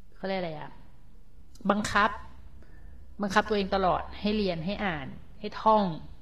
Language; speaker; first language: Thai; native; Thai